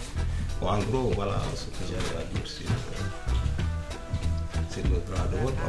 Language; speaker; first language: French; non-native, local second language; Wolof